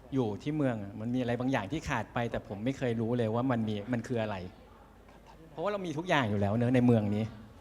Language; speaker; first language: Thai; native; Thai